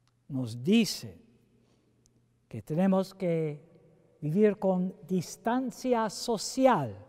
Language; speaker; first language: Spanish; non-native, fluent; English